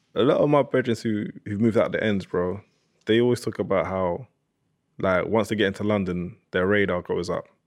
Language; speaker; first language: English; early bilingual, other home language; Yoruba